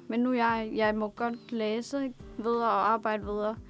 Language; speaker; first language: Danish; non-native, fluent; Arabic